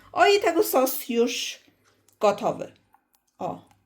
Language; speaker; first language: Polish; non-native, learner; Chinese